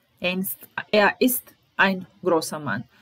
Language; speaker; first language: German; non-native, fluent; Serbian